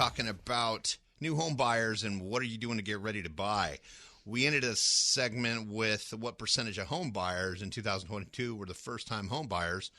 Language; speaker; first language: English; native; English